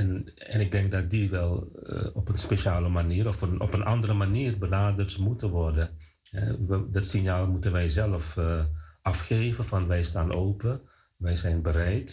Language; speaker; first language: Dutch; non-native, fluent; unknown